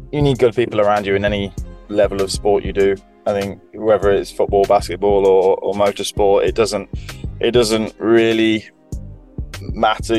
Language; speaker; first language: English; native; English